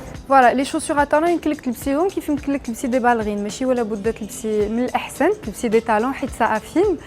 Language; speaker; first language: Arabic; native; Arabic